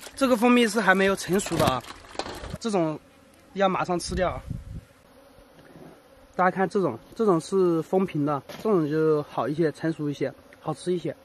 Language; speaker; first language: Chinese; native; Chinese